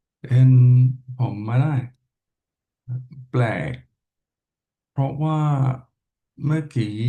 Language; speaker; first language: Thai; non-native, learner; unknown